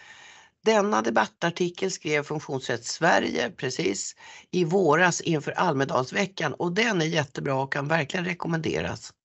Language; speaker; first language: Swedish; native; Swedish